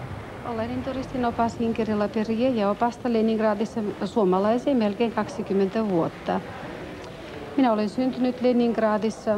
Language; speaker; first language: Finnish; early bilingual, heritage; Finnish